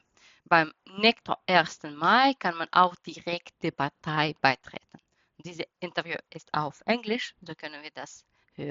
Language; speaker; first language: German; non-native, fluent; Russian